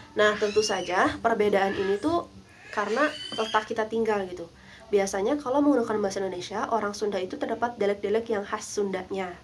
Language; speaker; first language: Indonesian; non-native, local second language; Sundanese